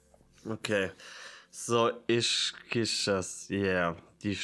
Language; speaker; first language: Portuguese; non-native, learner; Italian